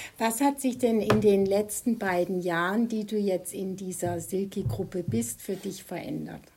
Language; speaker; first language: German; native; German